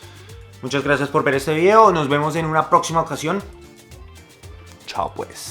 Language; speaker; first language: Spanish; native; Spanish